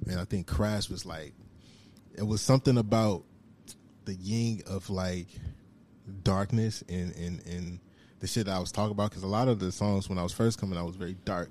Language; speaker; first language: English; native; English